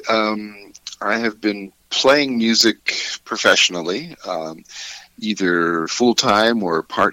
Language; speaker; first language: English; native; English